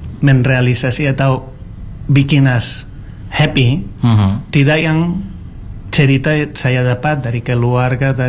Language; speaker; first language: Indonesian; non-native, fluent; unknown